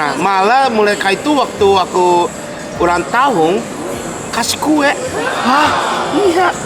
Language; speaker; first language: Indonesian; non-native, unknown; Japanese